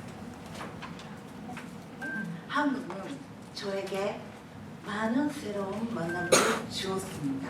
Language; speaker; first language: Korean; non-native, fluent; Japanese